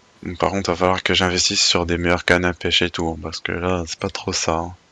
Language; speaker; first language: French; native; French